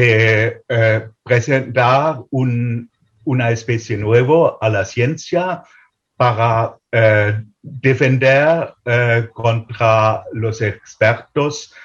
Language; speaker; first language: Spanish; non-native, fluent; German